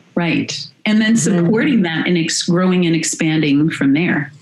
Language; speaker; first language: English; native; English